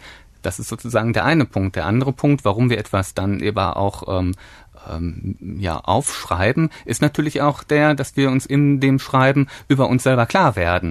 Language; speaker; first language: German; native; German